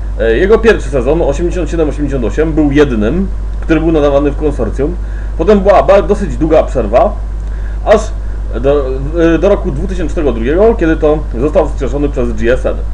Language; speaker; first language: Polish; native; Polish